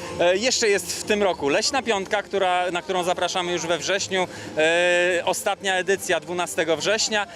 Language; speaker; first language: Polish; native; Polish